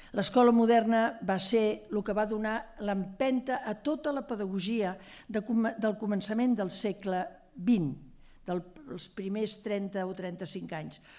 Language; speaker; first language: Catalan; native; Catalan